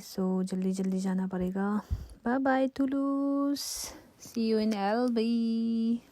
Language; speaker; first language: Hindi; non-native, local second language; Tibetan